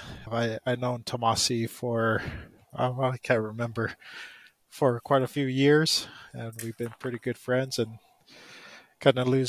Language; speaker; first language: English; native; English